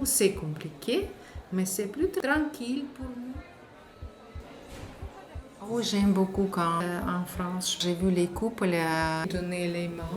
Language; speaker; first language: French; non-native, learner; Russian